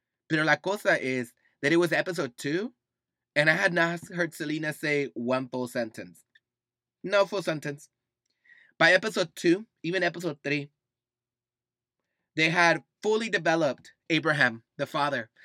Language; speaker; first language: English; early bilingual, other home language; Spanish